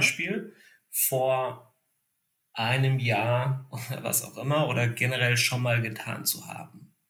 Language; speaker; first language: German; native; German